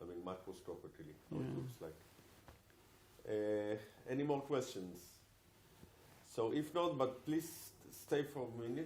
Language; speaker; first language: English; non-native, fluent; Hebrew